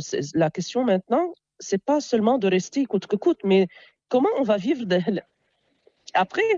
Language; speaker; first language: French; non-native, local second language; Arabic